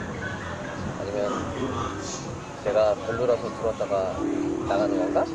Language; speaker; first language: Korean; native; Korean